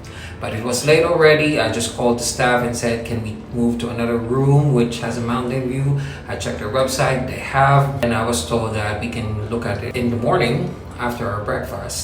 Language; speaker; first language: English; non-native, local second language; Filipino